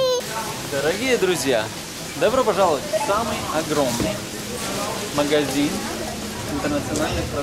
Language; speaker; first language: Russian; native; Russian